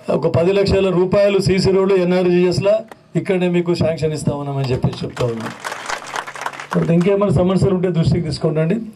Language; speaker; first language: Telugu; native; Telugu